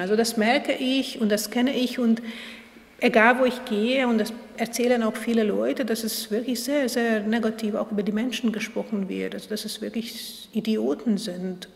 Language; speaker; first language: German; non-native, fluent; Hungarian